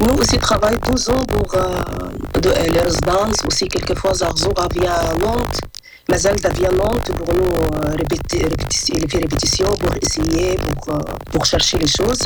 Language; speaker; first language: French; non-native, learner; Arabic